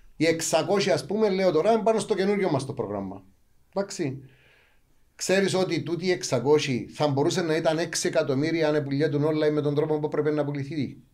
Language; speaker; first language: Greek; native; Greek